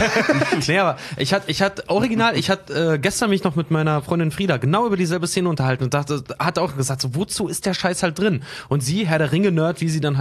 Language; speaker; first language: German; native; German